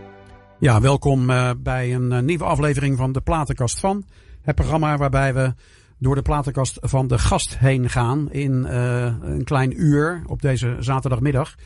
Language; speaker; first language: Dutch; native; Dutch